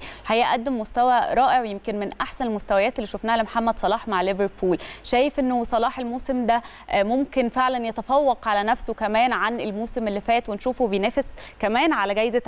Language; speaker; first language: Arabic; native; Arabic